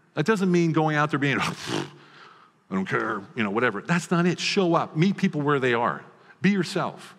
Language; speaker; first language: English; native; English